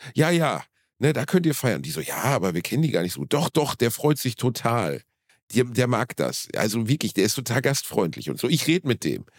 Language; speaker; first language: German; native; German